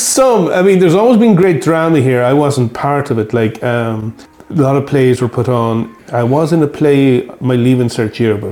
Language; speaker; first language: English; native; English